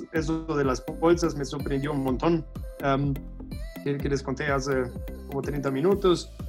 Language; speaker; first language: Spanish; non-native, fluent; German